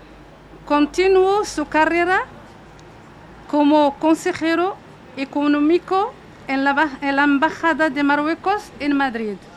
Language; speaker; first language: Spanish; non-native, fluent; Arabic